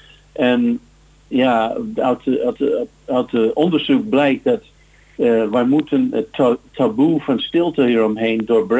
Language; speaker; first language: Dutch; non-native, fluent; English